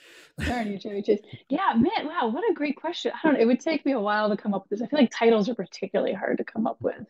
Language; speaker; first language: English; native; English